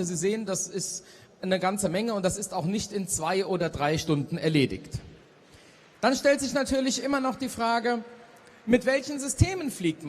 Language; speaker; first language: German; native; German